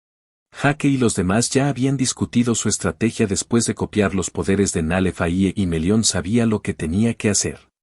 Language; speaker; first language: Spanish; native; Spanish